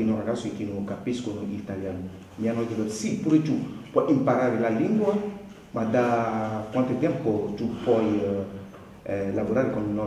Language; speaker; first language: Italian; non-native, learner; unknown